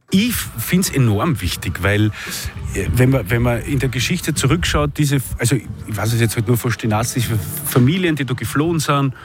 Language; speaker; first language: German; native; German